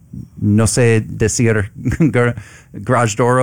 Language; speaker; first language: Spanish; non-native, learner; English